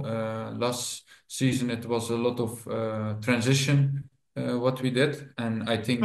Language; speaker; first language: English; non-native, fluent; Dutch